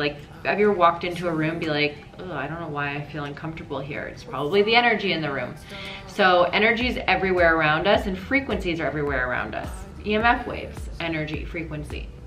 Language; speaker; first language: English; native; English